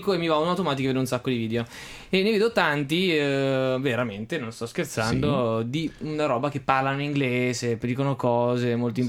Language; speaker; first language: Italian; native; Italian